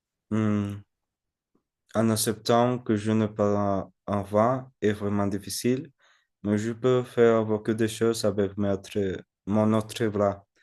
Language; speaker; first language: French; non-native, learner; Spanish